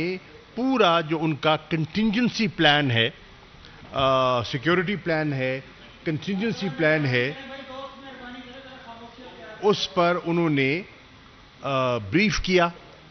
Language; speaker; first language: Urdu; non-native, local second language; Saraiki